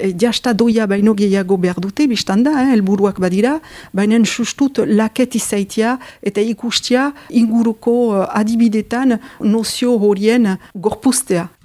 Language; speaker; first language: Basque; native; Basque